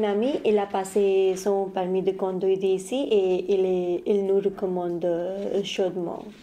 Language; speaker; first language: French; non-native, learner; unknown